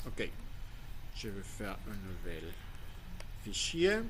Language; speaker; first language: French; non-native, fluent; Spanish